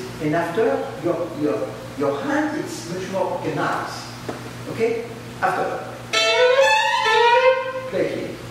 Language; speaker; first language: English; non-native, learner; French